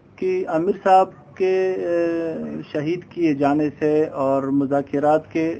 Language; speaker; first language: Urdu; non-native, local second language; Pashto